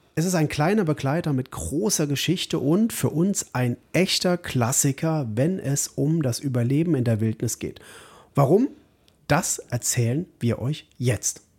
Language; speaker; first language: German; native; German